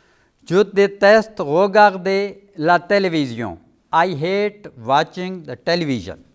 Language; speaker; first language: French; non-native, fluent; Urdu